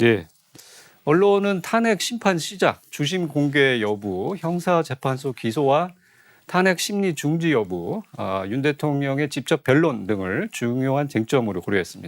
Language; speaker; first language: Korean; native; Korean